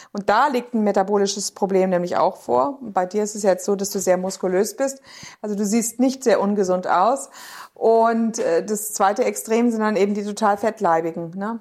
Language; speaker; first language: German; native; German